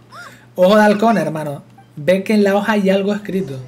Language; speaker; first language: Spanish; native; Spanish